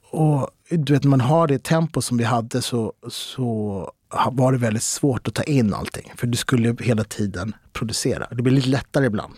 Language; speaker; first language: Swedish; early bilingual, other home language; Arabic